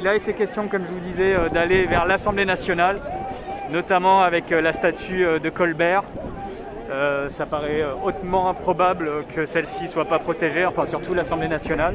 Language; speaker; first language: French; native; French